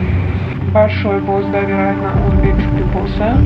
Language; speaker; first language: Russian; non-native, local second language; Uzbek